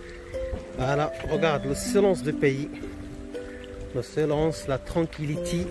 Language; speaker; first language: French; non-native, local second language; Arabic